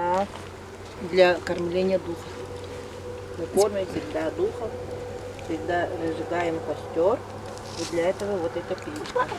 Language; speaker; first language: Russian; non-native, local second language; Yakut